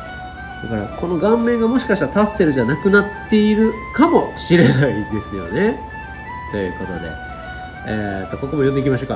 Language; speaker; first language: Japanese; native; Japanese